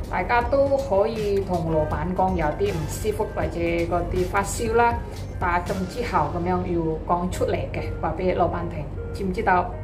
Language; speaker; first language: Cantonese; non-native, learner; Indonesian